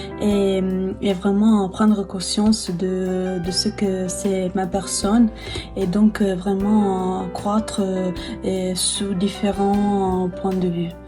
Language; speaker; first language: French; non-native, fluent; Italian